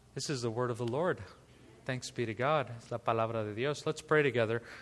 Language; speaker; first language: English; native; English